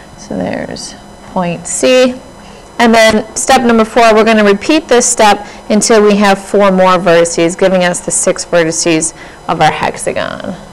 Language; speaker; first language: English; native; English